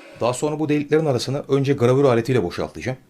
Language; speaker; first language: Turkish; native; Turkish